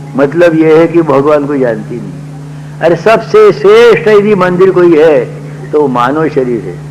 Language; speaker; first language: Hindi; non-native, local second language; Marathi